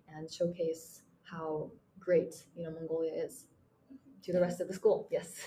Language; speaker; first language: English; non-native, fluent; Mongolian